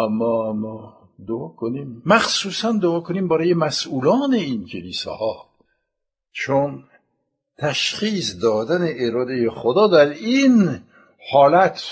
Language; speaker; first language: Persian; non-native, fluent; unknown